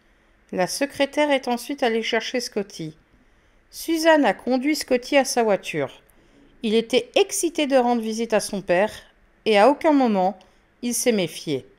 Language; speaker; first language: French; native; French